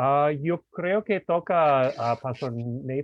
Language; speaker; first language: Spanish; non-native, fluent; English